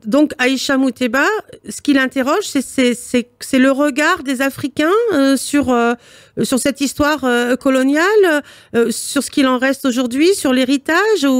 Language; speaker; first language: French; native; French